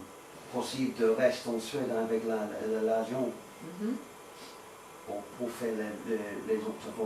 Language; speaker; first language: French; non-native, learner; Swedish